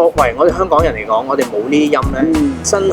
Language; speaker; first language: Cantonese; native; Cantonese